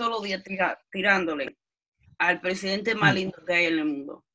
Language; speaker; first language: Spanish; early bilingual, heritage; Spanish